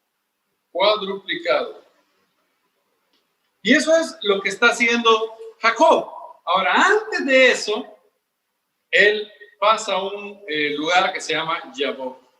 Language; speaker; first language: Spanish; native; Spanish